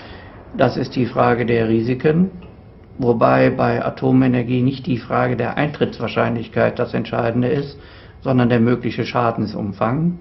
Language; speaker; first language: German; native; German